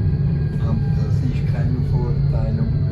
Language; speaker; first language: German; non-native, fluent; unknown